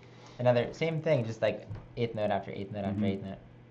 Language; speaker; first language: English; native; English